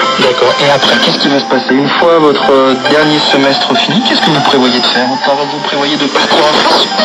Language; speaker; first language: French; native; French